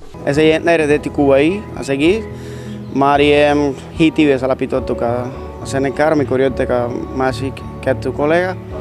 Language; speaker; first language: Hungarian; non-native, learner; Spanish